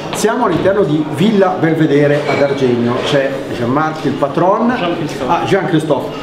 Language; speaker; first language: Italian; native; Italian